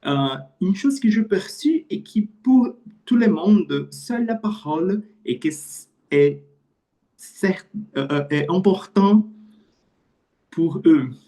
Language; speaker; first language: French; non-native, learner; Portuguese